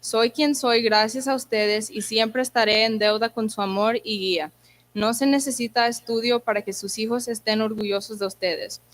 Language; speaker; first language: Spanish; early bilingual, heritage; Spanish